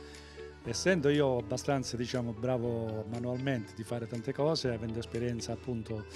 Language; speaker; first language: Italian; native; Italian